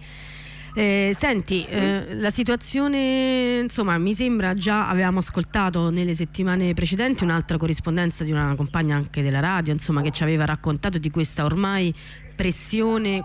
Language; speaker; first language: Italian; native; Italian